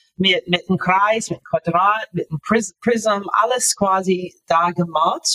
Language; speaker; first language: German; non-native, fluent; English